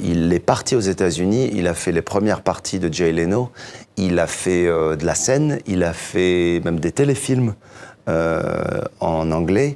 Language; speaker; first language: French; native; French